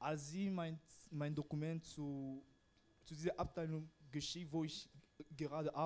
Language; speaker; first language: German; non-native, learner; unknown